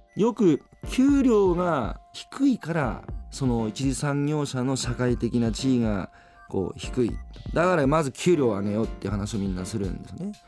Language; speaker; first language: Japanese; native; Japanese